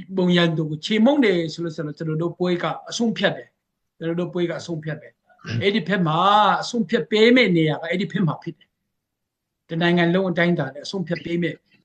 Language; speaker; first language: Burmese; non-native, local second language; Hakha Chin